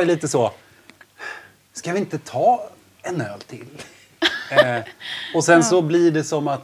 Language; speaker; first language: Swedish; native; Swedish